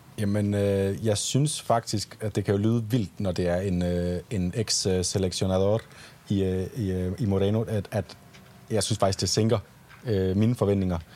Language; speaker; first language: Danish; native; Danish